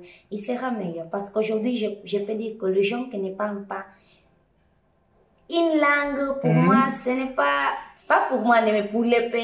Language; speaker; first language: French; non-native, fluent; Portuguese